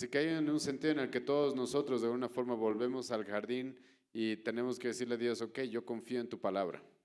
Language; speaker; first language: Spanish; native; Spanish